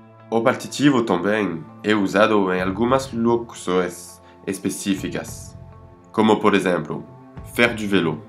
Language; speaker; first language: Portuguese; non-native, fluent; French